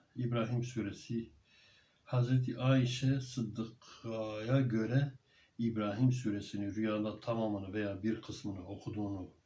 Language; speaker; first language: Turkish; native; Turkish